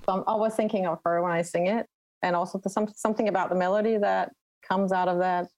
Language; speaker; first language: English; non-native, fluent; Danish